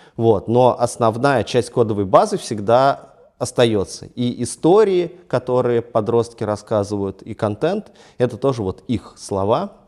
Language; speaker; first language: Russian; native; Russian